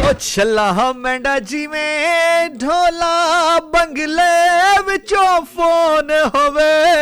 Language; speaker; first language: Urdu; non-native, local second language; Punjabi